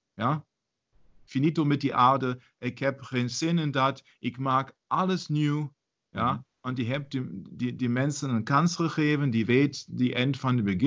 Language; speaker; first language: Dutch; non-native, learner; German